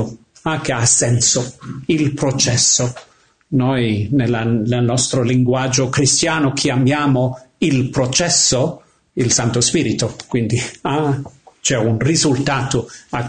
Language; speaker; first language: Italian; non-native, fluent; English